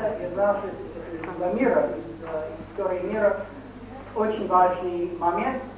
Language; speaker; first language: Russian; non-native, fluent; English